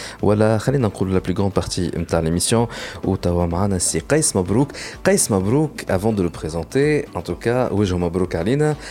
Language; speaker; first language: French; non-native, local second language; Arabic